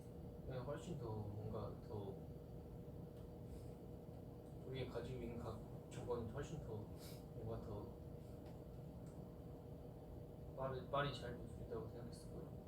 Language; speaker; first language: Korean; non-native, fluent; Chinese